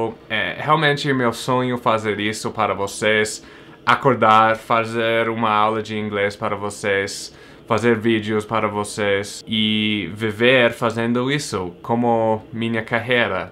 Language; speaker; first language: Portuguese; non-native, fluent; English